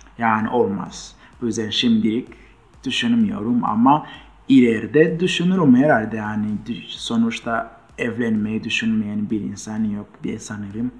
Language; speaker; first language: Turkish; non-native, fluent; Kinyarwanda